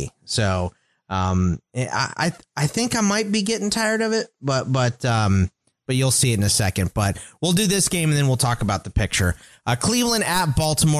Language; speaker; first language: English; native; English